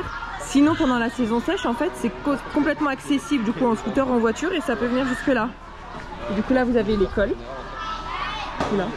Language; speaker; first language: French; native; French